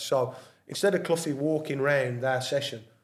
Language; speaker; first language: English; native; English